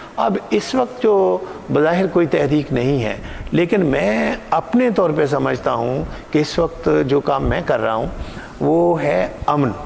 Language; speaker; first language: Urdu; non-native, local second language; Punjabi